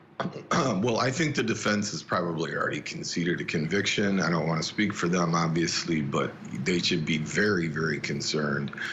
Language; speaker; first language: English; native; English